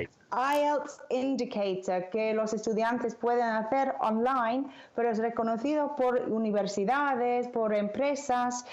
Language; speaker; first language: Spanish; non-native, fluent; English